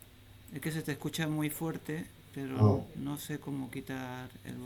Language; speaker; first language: Spanish; native; Spanish